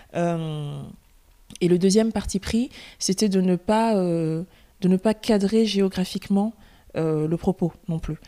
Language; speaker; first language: French; native; French